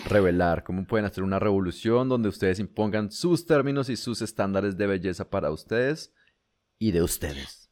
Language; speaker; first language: Spanish; native; Spanish